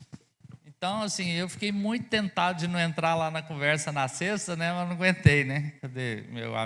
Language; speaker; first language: Portuguese; native; Portuguese